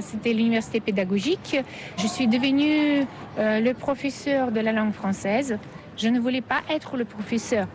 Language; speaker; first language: French; non-native, fluent; Russian